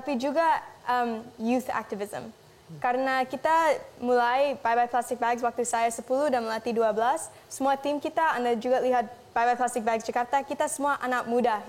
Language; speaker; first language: Indonesian; non-native, local second language; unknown